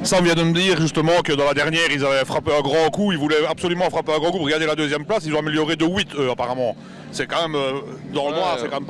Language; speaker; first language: French; native; French